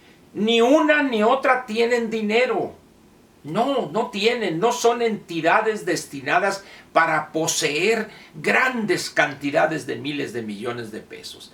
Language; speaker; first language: Spanish; native; Spanish